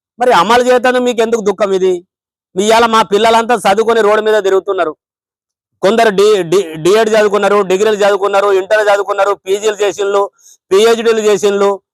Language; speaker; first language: Telugu; non-native, local second language; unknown